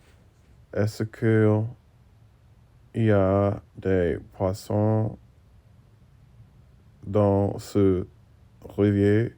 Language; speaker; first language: French; non-native, learner; English